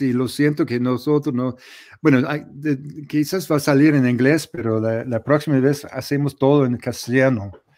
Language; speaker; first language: Spanish; non-native, fluent; English